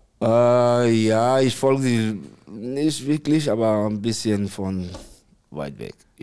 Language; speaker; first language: German; non-native, fluent; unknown